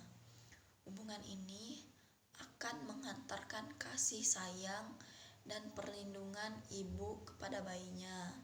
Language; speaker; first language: Indonesian; native; Indonesian